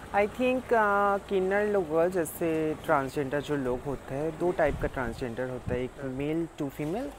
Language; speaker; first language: Hindi; non-native, local second language; Bangla